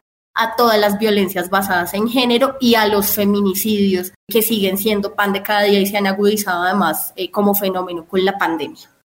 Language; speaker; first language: Spanish; native; Spanish